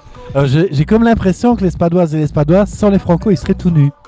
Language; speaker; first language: French; native; French